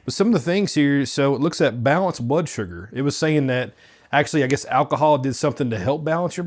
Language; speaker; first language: English; native; English